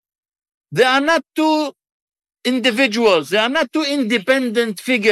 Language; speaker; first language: English; non-native, fluent; Arabic